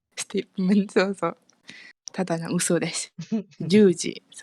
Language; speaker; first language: Japanese; non-native, fluent; Malay